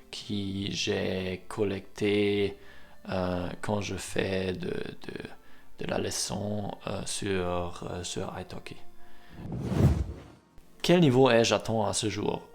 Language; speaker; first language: French; non-native, learner; German